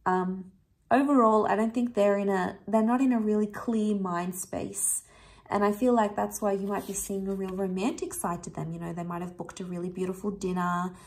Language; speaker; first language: English; native; English